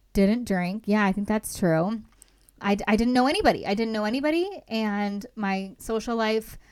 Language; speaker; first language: English; native; English